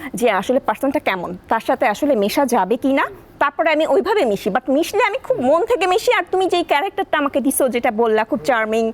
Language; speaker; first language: Bangla; native; Bangla